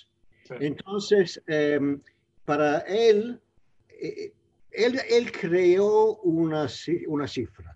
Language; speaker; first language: Spanish; non-native, fluent; English